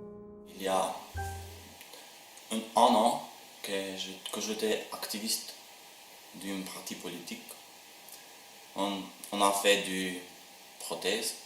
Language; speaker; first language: French; non-native, learner; Albanian